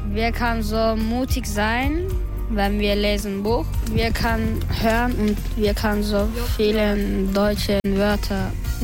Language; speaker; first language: German; non-native, learner; Turkish